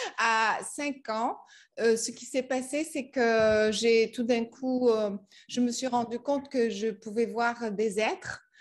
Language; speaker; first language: French; non-native, fluent; English